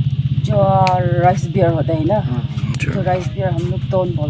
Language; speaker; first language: Hindi; non-native, local second language; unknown